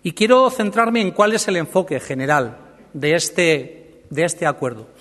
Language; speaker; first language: Spanish; native; Spanish